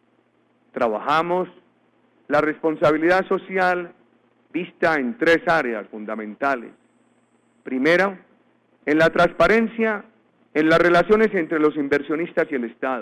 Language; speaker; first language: Spanish; native; Spanish